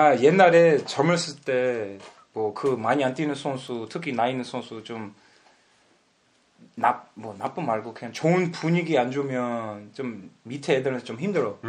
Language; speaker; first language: Korean; early bilingual, heritage; English